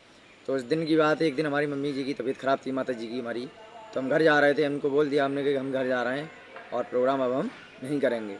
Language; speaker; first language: Hindi; native; Hindi